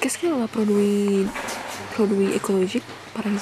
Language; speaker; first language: French; non-native, learner; Indonesian